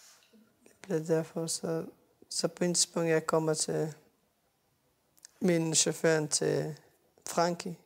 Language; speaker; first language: Danish; non-native, learner; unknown